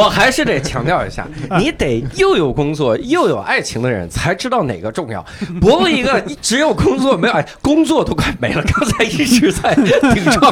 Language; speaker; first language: Chinese; native; Chinese